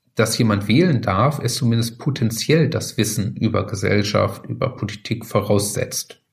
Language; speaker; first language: German; native; German